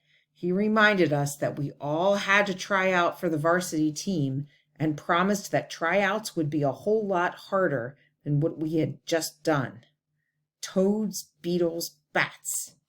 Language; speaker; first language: English; native; English